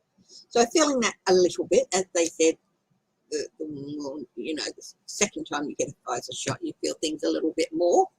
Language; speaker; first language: English; native; English